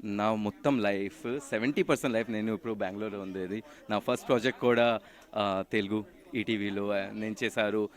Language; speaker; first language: Telugu; non-native, learner; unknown